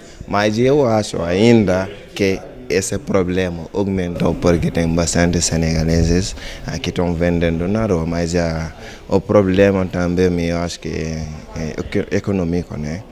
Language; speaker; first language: Portuguese; non-native, fluent; Wolof